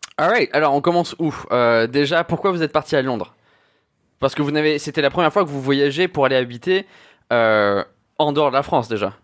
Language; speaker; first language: French; native; French